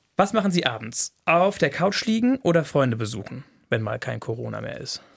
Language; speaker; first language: German; native; German